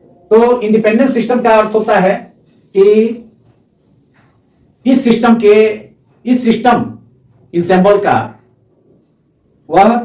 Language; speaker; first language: Hindi; native; Hindi